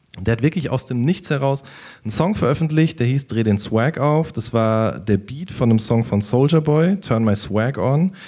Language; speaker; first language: German; native; German